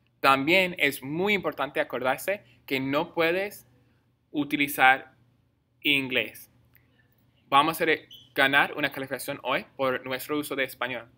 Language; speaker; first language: Spanish; non-native, fluent; English